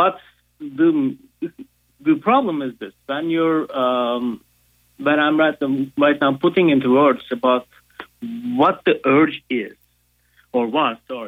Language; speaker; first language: English; non-native, fluent; Turkish